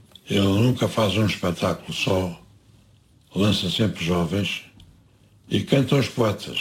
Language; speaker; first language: Portuguese; native; Portuguese